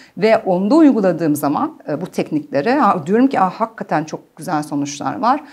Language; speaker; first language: Turkish; early bilingual, heritage; Turkish